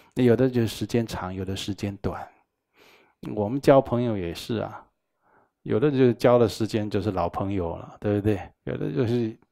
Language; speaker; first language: Chinese; native; Chinese